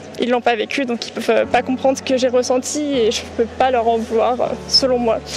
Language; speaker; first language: French; native; French